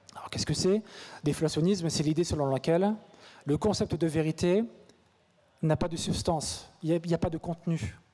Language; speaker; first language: French; native; French